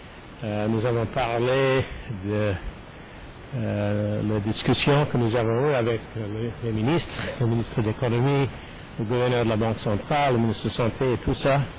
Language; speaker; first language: French; non-native, fluent; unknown